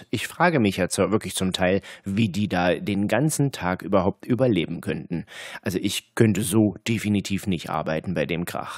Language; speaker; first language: German; native; German